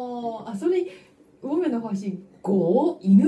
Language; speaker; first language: Chinese; non-native, learner; Japanese